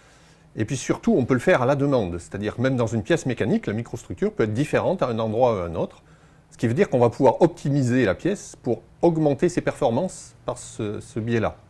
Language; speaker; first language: French; native; French